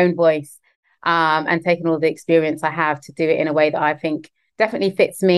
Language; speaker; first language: English; native; English